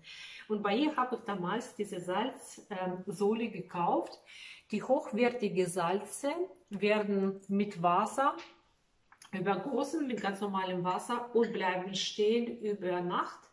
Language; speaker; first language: German; non-native, fluent; Russian